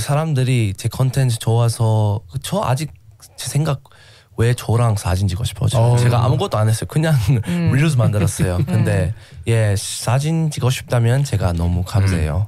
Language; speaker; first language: Korean; non-native, learner; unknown